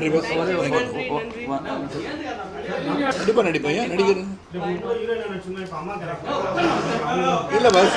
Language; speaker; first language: Tamil; native; Tamil